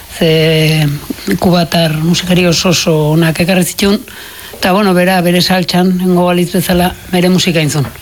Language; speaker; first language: Basque; native; Basque